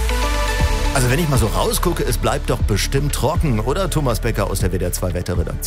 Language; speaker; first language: German; native; German